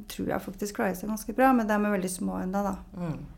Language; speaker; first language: Norwegian; native; Norwegian